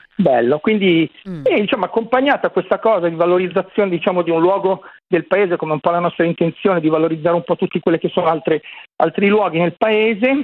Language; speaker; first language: Italian; native; Italian